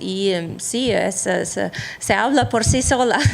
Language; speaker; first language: Spanish; non-native, fluent; Russian